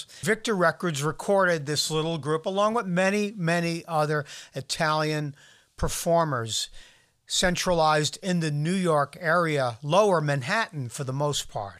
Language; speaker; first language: English; native; English